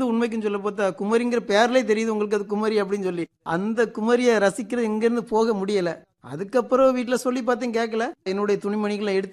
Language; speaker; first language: Tamil; native; Tamil